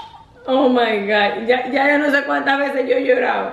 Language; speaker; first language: Spanish; native; Spanish